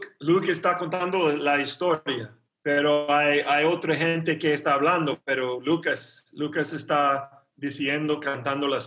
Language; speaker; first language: Spanish; non-native, learner; English